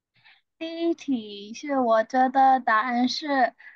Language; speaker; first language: Chinese; non-native, learner; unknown